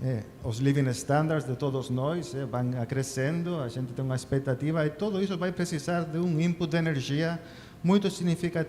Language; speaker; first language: Portuguese; non-native, fluent; Spanish